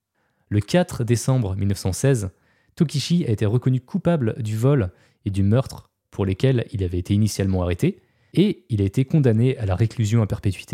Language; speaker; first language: French; native; French